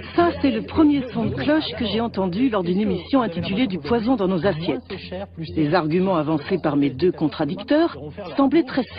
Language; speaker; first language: French; native; French